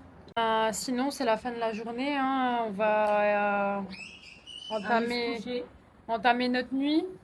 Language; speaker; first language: French; native; French